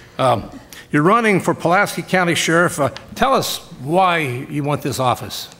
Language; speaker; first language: English; native; English